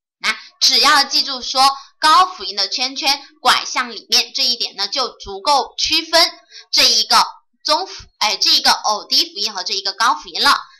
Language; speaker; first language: Chinese; native; Chinese